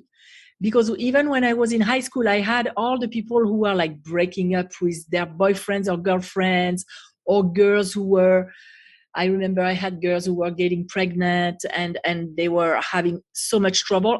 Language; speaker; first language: English; non-native, fluent; French